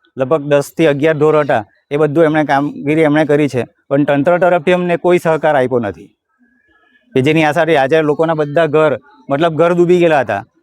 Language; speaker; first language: Gujarati; native; Gujarati